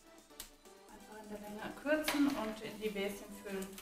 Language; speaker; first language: German; native; German